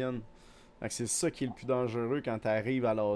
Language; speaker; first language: French; native; French